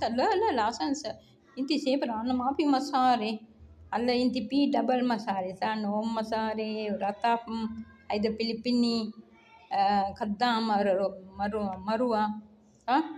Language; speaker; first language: Arabic; non-native, learner; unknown